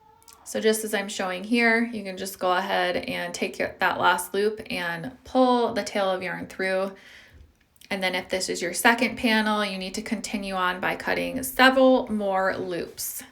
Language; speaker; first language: English; native; English